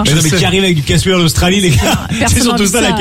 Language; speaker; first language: French; native; French